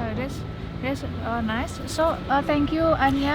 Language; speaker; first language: English; non-native, learner; Indonesian